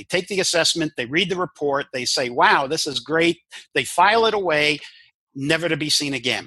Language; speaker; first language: English; native; English